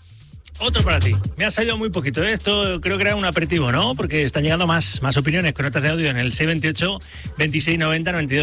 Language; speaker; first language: Spanish; native; Spanish